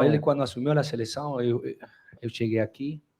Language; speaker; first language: Portuguese; non-native, fluent; Spanish